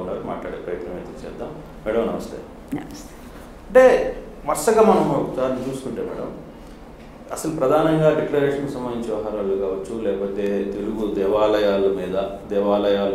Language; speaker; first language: Telugu; native; Telugu